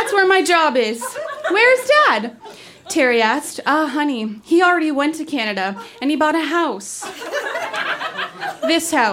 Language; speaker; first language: English; native; English